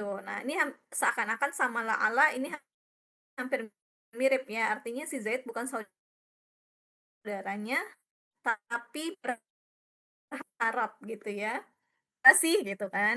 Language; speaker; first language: Indonesian; native; Indonesian